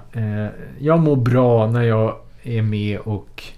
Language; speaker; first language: Swedish; native; Swedish